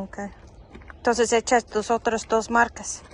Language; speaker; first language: Spanish; early bilingual, heritage; English